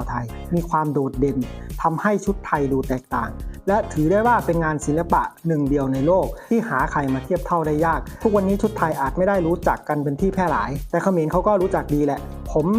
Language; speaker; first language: Thai; native; Thai